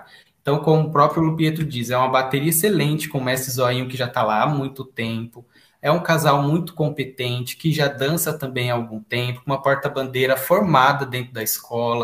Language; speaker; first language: Portuguese; native; Portuguese